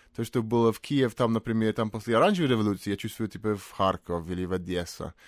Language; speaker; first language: Russian; non-native, fluent; English